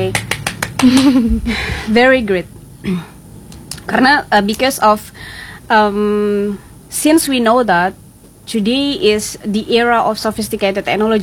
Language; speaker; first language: English; non-native, fluent; Indonesian